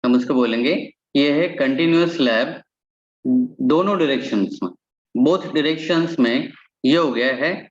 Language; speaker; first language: Hindi; non-native, local second language; Marathi